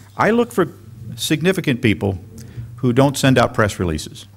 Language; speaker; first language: English; native; English